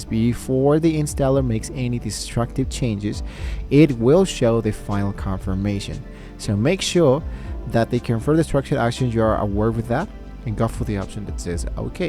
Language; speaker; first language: English; non-native, fluent; Spanish